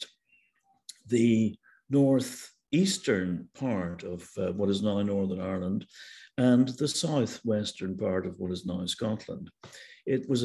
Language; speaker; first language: English; native; English